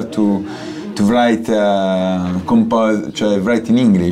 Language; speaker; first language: English; non-native, learner; Italian